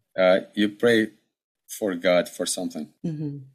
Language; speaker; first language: English; early bilingual, other home language; Arabic